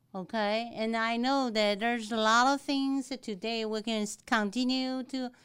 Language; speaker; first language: English; non-native, fluent; Chinese